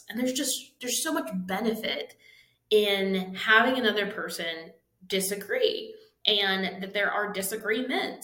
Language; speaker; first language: English; native; English